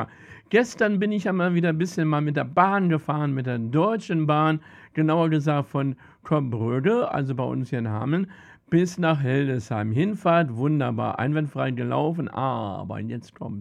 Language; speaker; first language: German; native; German